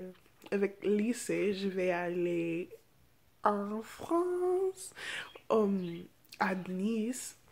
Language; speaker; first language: French; non-native, fluent; English